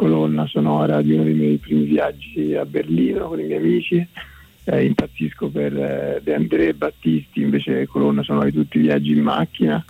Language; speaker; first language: Italian; native; Italian